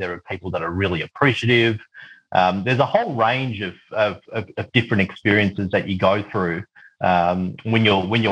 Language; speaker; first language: English; native; English